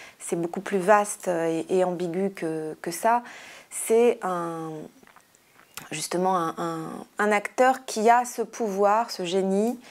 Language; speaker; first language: French; native; French